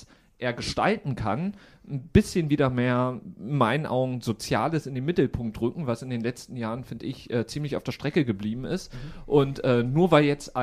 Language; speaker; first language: German; native; German